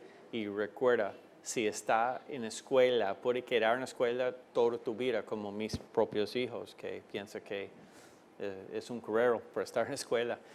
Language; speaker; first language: Spanish; non-native, fluent; English